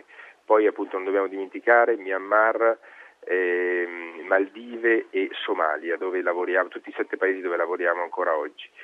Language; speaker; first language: Italian; native; Italian